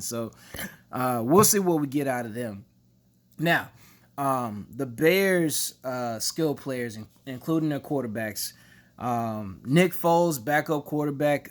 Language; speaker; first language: English; native; English